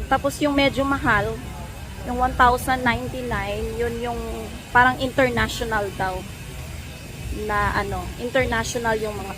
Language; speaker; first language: Filipino; non-native, local second language; Hiligaynon